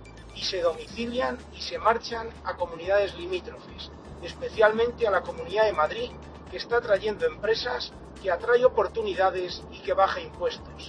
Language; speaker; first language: Spanish; native; Spanish